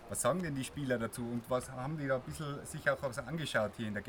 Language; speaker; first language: German; native; German